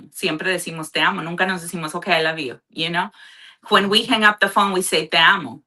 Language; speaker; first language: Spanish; early bilingual, heritage; Spanish